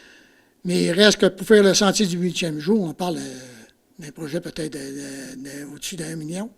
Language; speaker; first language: French; native; French